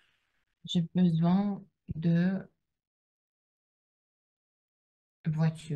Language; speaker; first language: French; non-native, learner; Russian